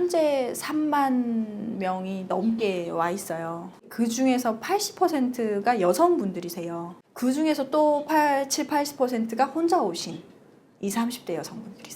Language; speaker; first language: Korean; native; Korean